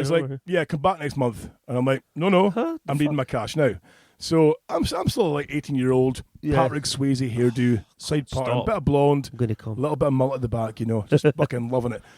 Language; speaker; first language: English; native; English